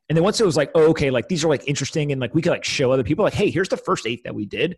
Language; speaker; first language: English; native; English